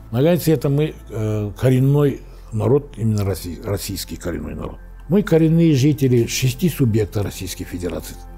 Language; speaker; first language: Russian; non-native, local second language; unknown